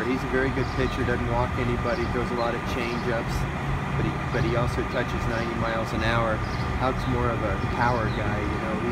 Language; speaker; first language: English; native; English